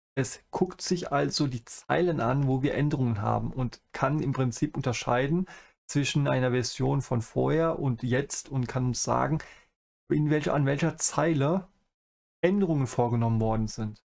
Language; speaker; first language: German; native; German